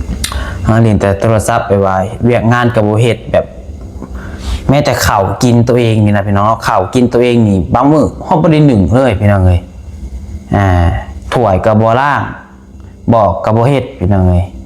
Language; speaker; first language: Thai; non-native, local second language; Lao